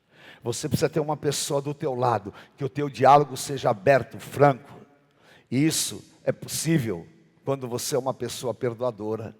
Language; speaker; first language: Portuguese; native; Portuguese